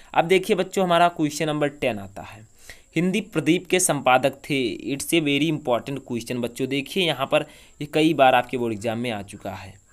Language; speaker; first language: Hindi; native; Hindi